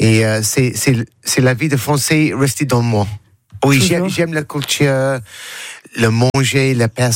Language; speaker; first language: French; non-native, learner; English